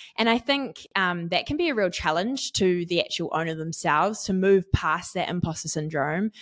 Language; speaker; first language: English; native; English